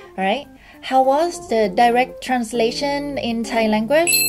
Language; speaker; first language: English; non-native, fluent; Thai